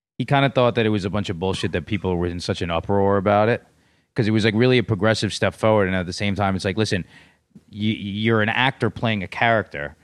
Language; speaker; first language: English; native; English